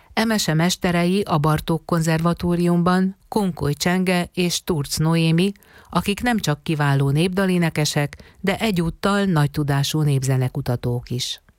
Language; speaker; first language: Hungarian; native; Hungarian